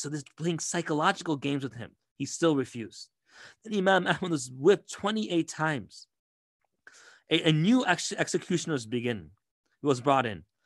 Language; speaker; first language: English; native; English